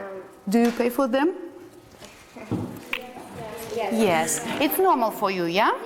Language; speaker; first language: English; non-native, fluent; Russian